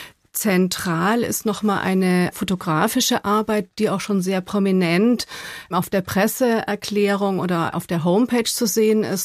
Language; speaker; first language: German; native; German